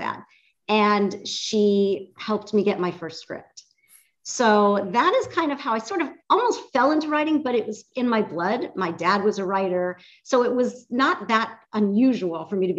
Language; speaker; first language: English; native; English